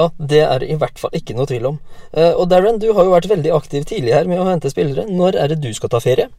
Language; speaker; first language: Norwegian; native; Norwegian